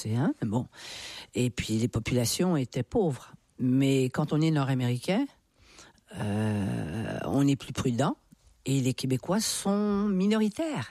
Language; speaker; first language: French; native; French